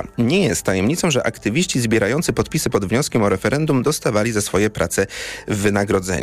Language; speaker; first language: Polish; native; Polish